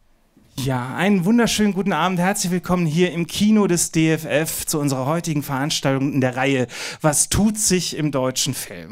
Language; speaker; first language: German; native; German